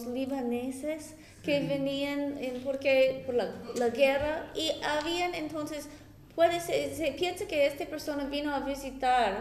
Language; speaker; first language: Spanish; non-native, fluent; English